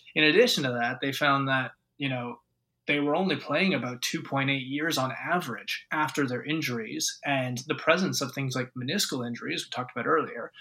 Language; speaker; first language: English; native; English